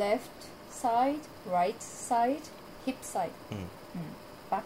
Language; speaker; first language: English; non-native, learner; Japanese